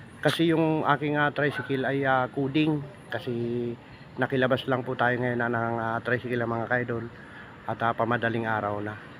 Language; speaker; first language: Filipino; non-native, local second language; Bikol